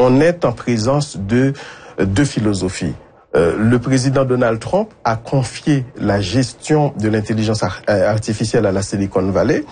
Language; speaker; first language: French; native; French